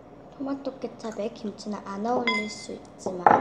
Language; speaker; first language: Korean; early bilingual, heritage; Korean